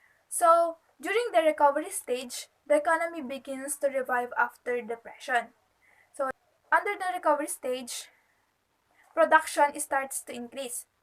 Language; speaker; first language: English; non-native, local second language; Filipino